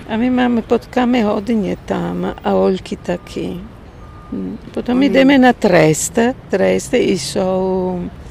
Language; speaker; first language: Czech; non-native, learner; Italian